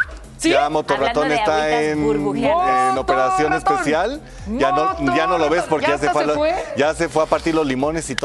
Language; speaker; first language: Spanish; native; Spanish